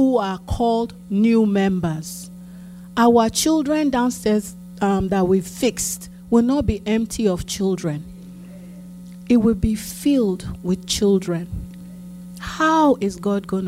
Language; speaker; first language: English; non-native, local second language; Yoruba